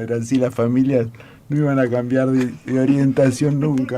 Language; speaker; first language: Spanish; native; Spanish